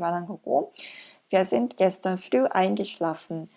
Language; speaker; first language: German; non-native, learner; Korean